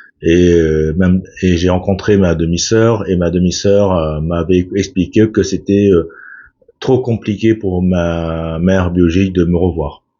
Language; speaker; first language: French; early bilingual, other home language; Korean